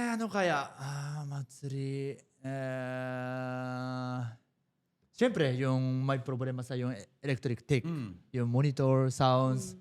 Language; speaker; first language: Filipino; non-native, learner; Japanese